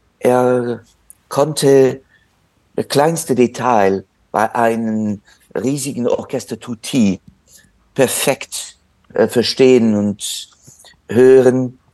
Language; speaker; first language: German; non-native, fluent; French